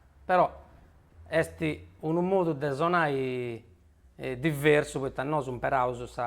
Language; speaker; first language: Italian; native; Italian